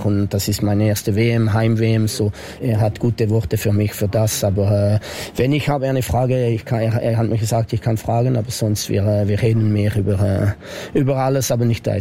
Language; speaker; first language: German; non-native, fluent; French